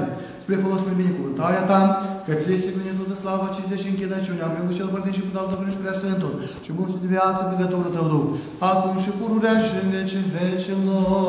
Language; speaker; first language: Romanian; native; Romanian